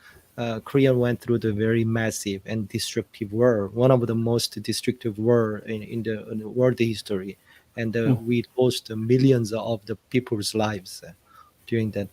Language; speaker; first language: English; non-native, fluent; Korean